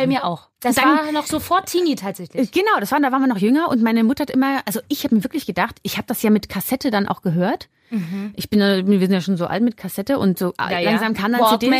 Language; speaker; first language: German; native; German